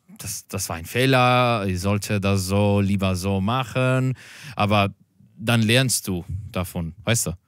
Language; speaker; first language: German; non-native, learner; Spanish